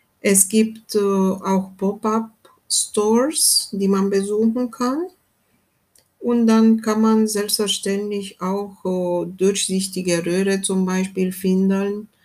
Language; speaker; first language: German; non-native, fluent; Romanian